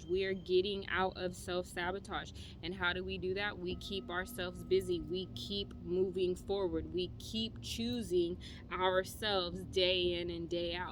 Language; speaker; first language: English; native; English